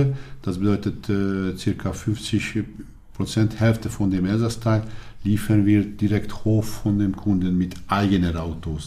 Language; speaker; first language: German; non-native, learner; Hungarian